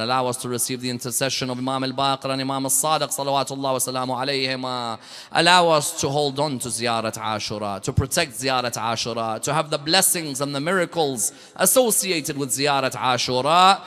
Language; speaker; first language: English; native; English